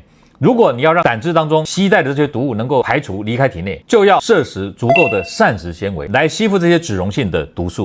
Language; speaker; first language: Chinese; native; Chinese